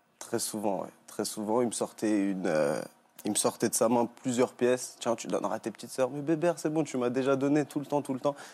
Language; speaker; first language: French; native; French